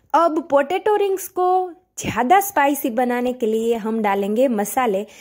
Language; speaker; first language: Hindi; non-native, local second language; Gujarati